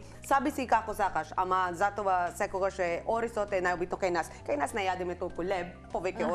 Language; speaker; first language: Macedonian; non-native, learner; Filipino